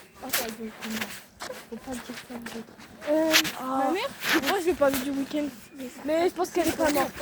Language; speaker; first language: French; native; French